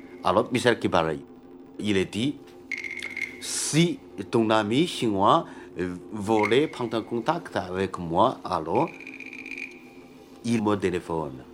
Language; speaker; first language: French; non-native, learner; Chinese